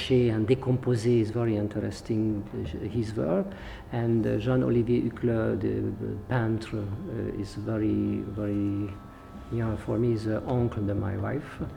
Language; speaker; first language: English; non-native, learner; Hungarian